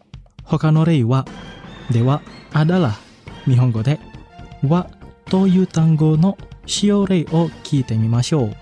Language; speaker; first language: Japanese; non-native, fluent; Indonesian